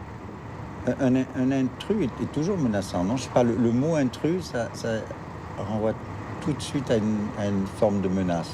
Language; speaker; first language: French; native; French